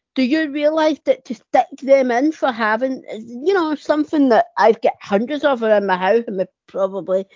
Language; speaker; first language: English; native; English